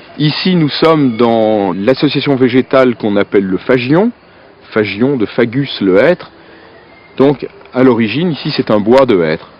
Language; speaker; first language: French; native; French